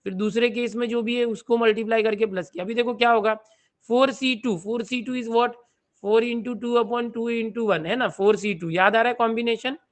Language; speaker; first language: Hindi; non-native, local second language; Marathi